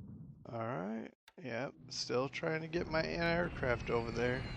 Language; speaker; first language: English; native; English